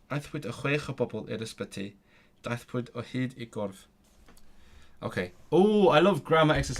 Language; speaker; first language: Welsh; non-native, learner; Cantonese